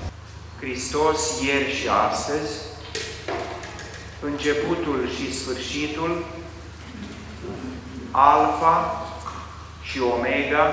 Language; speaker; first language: Romanian; native; Romanian